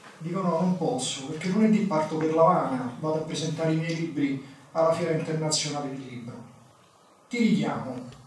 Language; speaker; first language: Italian; native; Italian